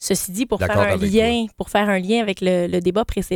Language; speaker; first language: French; native; French